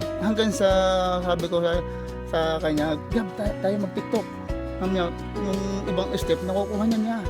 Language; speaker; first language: Filipino; native; Filipino